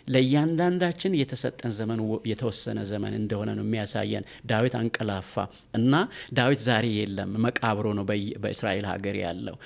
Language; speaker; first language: Amharic; non-native, local second language; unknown